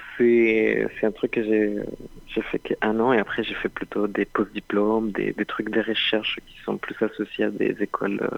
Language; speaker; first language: French; non-native, fluent; Spanish